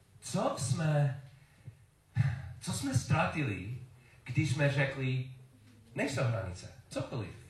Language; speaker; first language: Czech; non-native, learner; English